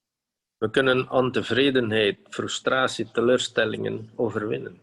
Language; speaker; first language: Dutch; non-native, fluent; Indonesian